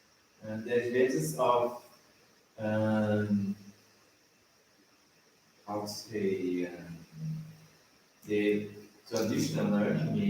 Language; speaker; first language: English; non-native, learner; Portuguese